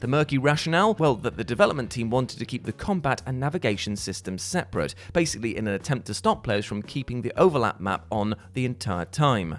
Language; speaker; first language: English; native; English